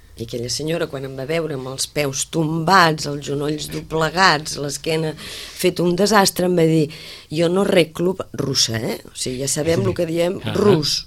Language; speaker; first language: Catalan; native; Catalan